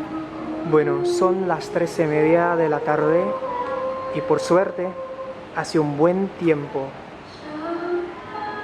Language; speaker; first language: Spanish; non-native, fluent; Filipino